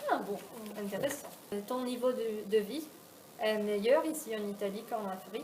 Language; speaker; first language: French; non-native, fluent; Italian